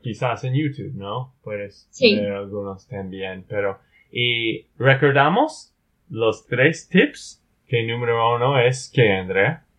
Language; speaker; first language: Spanish; non-native, learner; English